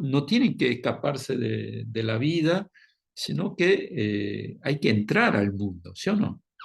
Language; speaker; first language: Spanish; non-native, fluent; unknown